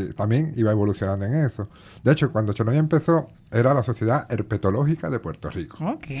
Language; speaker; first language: Spanish; native; Spanish